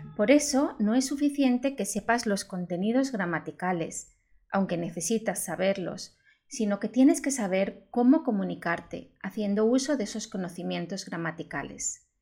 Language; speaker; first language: Spanish; native; Spanish